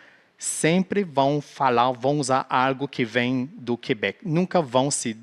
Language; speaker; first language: Portuguese; non-native, fluent; French